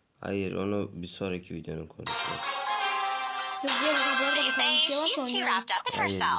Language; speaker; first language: Turkish; native; Turkish